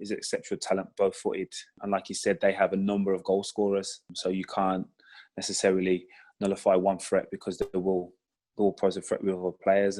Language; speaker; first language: English; native; English